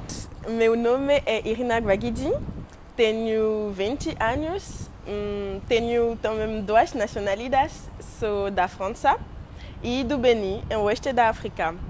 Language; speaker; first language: Portuguese; non-native, learner; French